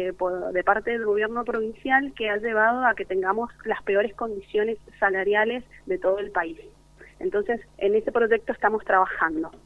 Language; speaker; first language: Spanish; native; Spanish